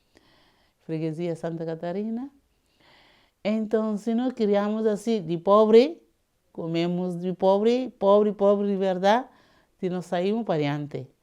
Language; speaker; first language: Portuguese; non-native, learner; Kabuverdianu